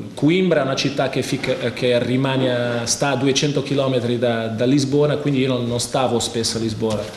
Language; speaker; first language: Italian; non-native, fluent; Portuguese